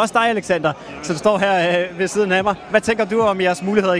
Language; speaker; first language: Danish; native; Danish